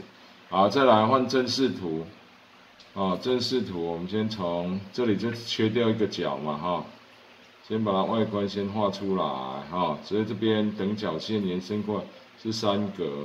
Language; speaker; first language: Chinese; native; Chinese